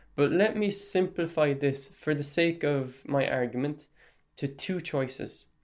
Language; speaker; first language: English; non-native, local second language; Irish